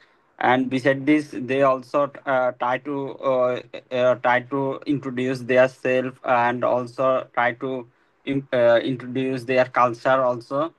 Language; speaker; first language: English; non-native, learner; Bangla